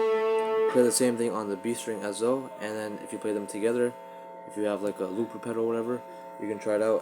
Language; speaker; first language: English; native; English